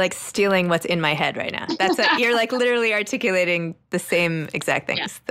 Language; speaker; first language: English; native; English